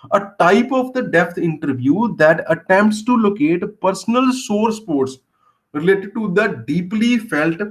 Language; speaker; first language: English; non-native, local second language; Punjabi